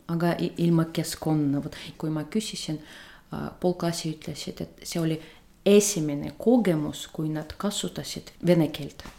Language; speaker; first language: Estonian; non-native, fluent; Russian